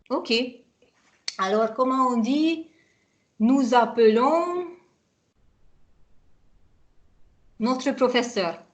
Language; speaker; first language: French; non-native, fluent; Hungarian